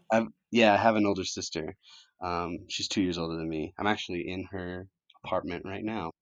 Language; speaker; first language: English; early bilingual, other home language; Spanish